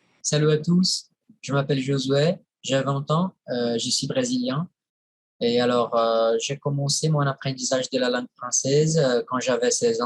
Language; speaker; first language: French; non-native, fluent; Portuguese